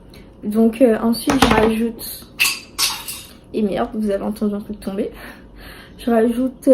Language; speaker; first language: French; native; French